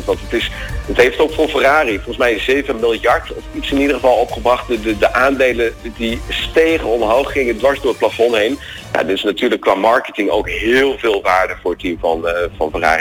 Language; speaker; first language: Dutch; native; Dutch